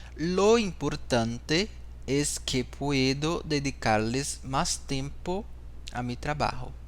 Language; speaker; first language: Spanish; non-native, fluent; Portuguese